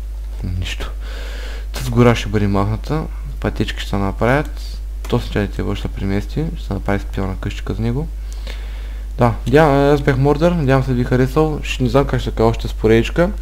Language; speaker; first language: Bulgarian; native; Bulgarian